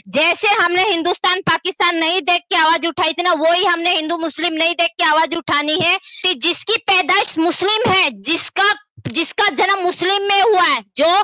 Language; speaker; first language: Hindi; native; Hindi